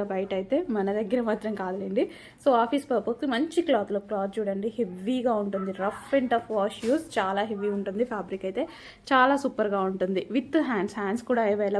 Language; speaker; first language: Telugu; native; Telugu